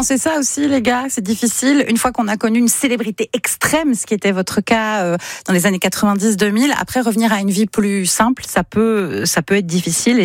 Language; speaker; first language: French; native; French